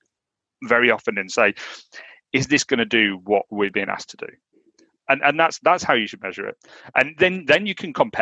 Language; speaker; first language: English; native; English